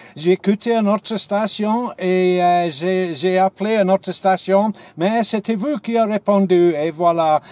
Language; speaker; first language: French; non-native, learner; English